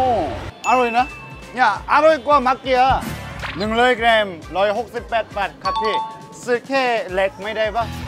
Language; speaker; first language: Thai; non-native, fluent; Korean